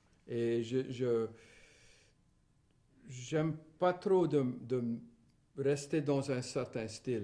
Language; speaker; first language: French; non-native, local second language; English